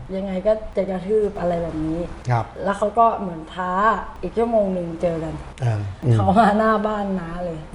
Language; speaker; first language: Thai; native; Thai